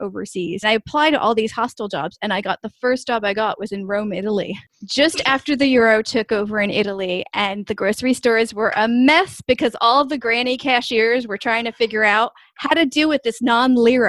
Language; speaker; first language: English; native; English